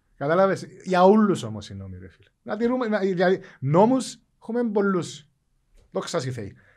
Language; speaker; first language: Greek; native; Greek